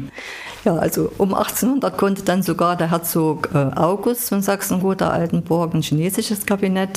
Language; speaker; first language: German; native; German